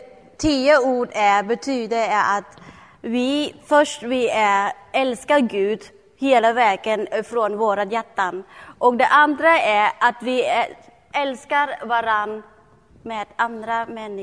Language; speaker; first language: Swedish; non-native, learner; Thai